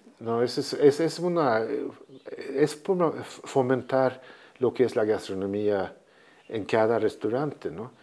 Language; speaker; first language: Spanish; non-native, fluent; Swedish